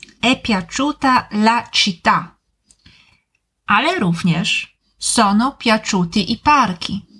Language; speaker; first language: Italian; non-native, fluent; Polish